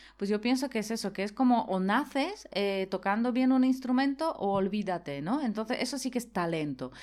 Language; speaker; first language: Spanish; non-native, fluent; Polish